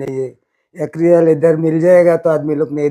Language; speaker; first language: Hindi; non-native, learner; Bangla